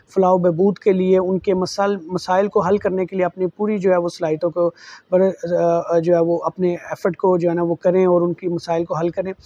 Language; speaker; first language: Urdu; non-native, local second language; Saraiki